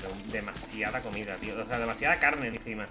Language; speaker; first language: Spanish; native; Spanish